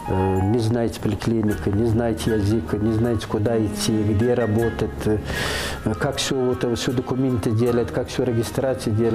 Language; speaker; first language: Russian; non-native, learner; Pashto